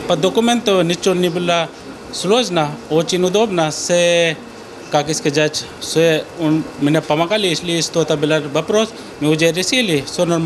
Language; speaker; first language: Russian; non-native, learner; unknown